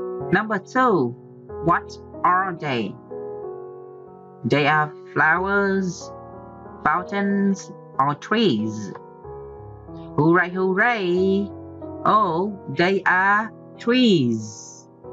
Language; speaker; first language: English; non-native, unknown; Vietnamese